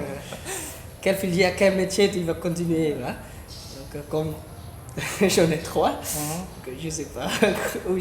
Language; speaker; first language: French; non-native, fluent; Khmer